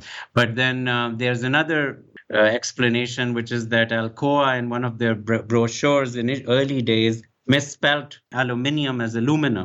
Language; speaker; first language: English; non-native, local second language; Urdu